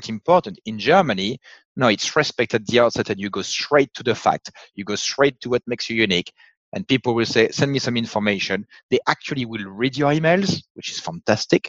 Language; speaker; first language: English; non-native, fluent; French